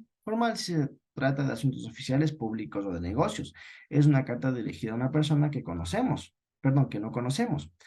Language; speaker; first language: Spanish; native; Spanish